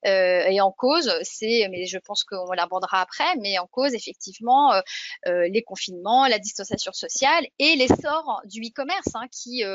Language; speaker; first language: French; native; French